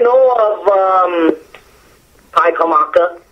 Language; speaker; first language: English; native; English